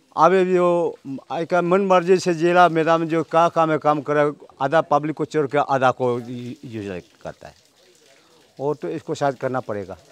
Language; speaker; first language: Hindi; non-native, local second language; Nyishi